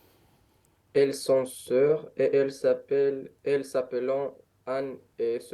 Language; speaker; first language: French; non-native, learner; Romanian